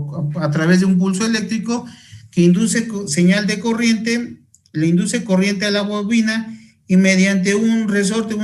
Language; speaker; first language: Spanish; native; Spanish